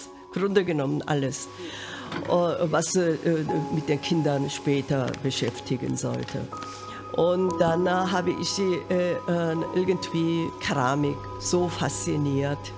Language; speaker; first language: German; non-native, fluent; Korean